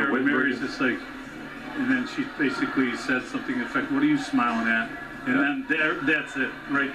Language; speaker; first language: English; native; English